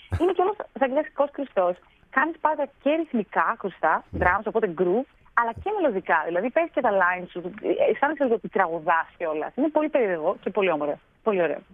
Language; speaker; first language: Greek; native; Greek